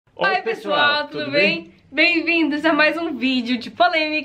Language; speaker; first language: Portuguese; native; Portuguese